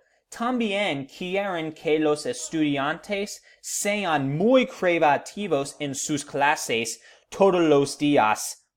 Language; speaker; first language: Spanish; non-native, learner; English